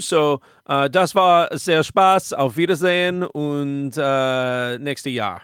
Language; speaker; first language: German; non-native, learner; English